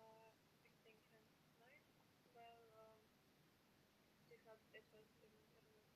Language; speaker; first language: German; non-native, learner; Macedonian